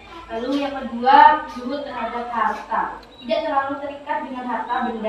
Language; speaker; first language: Indonesian; native; Indonesian